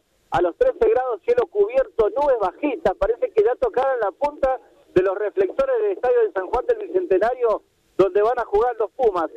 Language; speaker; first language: Spanish; native; Spanish